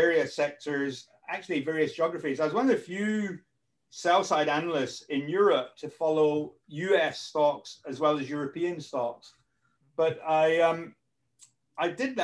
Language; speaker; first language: English; native; English